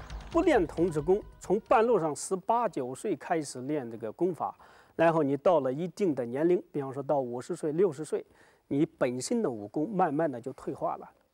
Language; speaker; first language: Chinese; native; Chinese